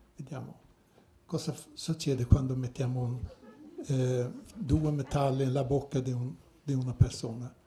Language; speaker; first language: Italian; non-native, learner; Swedish